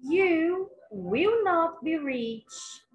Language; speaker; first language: English; non-native, fluent; Portuguese